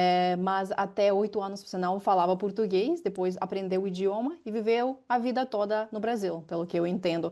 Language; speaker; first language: Portuguese; non-native, fluent; Ukrainian